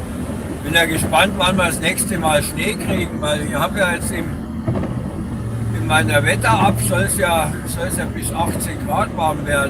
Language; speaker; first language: German; native; German